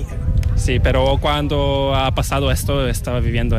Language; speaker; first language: Spanish; non-native, fluent; Korean